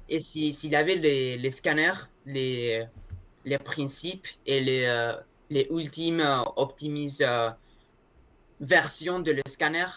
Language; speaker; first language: French; non-native, learner; Spanish